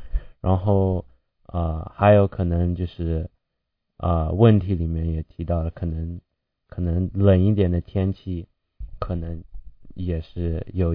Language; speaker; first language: Chinese; early bilingual, heritage; Chinese